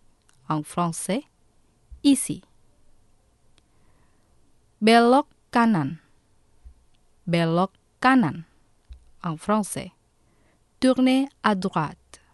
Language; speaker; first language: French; non-native, fluent; Indonesian